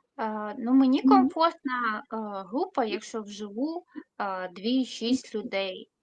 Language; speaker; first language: Ukrainian; non-native, local second language; Russian